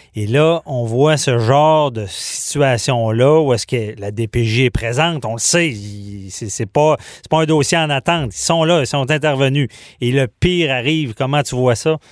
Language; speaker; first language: French; native; French